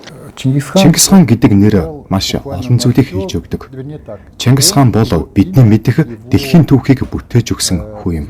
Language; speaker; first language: Mongolian; native; Mongolian